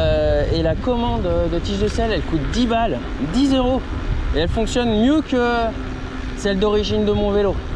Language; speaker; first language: French; native; French